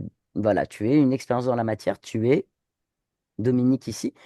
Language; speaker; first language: French; native; French